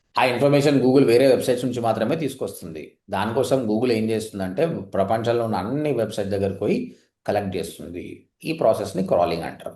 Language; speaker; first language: Telugu; native; Telugu